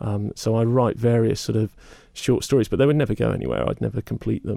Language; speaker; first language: English; native; English